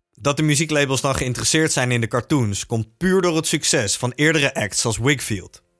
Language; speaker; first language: Dutch; native; Dutch